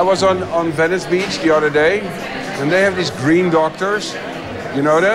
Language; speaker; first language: English; non-native, fluent; Dutch